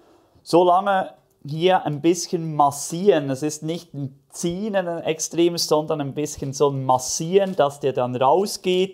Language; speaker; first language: German; native; German